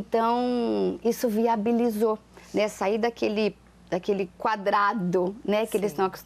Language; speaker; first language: Portuguese; native; Portuguese